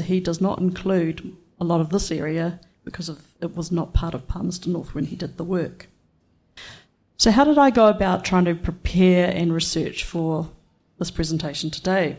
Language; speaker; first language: English; native; English